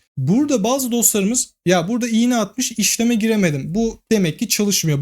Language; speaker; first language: Turkish; native; Turkish